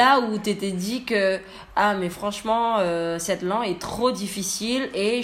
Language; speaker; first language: French; non-native, learner; Indonesian